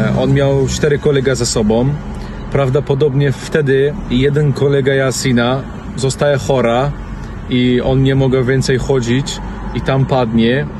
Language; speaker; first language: Polish; non-native, learner; Central Kurdish